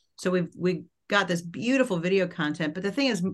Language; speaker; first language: English; native; English